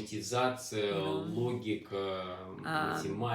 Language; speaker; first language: Russian; native; Russian